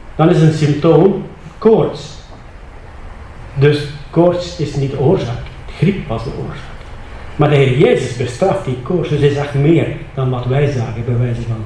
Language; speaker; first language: Dutch; native; Dutch